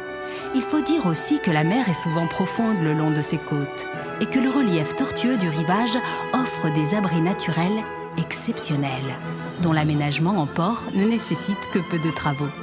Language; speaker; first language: French; native; French